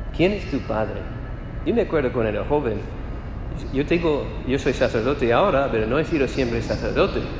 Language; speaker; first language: Spanish; non-native, fluent; English